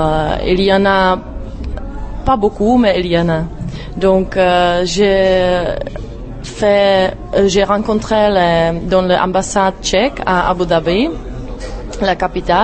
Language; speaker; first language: French; non-native, fluent; Czech